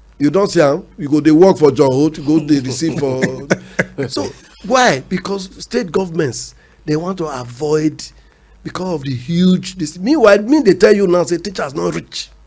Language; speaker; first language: Nigerian Pidgin; non-native, local second language; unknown